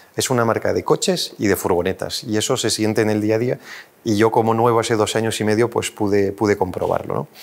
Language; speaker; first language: Spanish; non-native, fluent; French